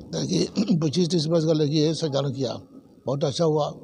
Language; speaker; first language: Hindi; non-native, fluent; Burmese